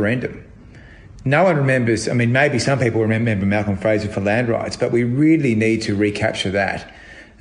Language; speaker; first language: English; native; English